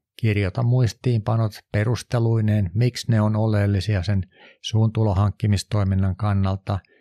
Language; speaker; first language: Finnish; native; Finnish